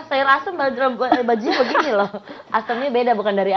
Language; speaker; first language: Indonesian; native; Indonesian